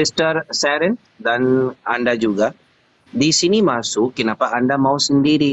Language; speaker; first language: Indonesian; non-native, learner; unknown